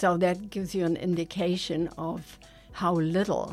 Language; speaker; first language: English; non-native, fluent; German